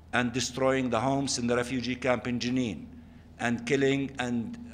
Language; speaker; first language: English; non-native, fluent; Arabic